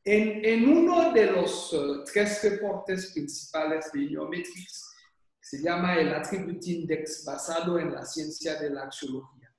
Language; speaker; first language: Spanish; non-native, fluent; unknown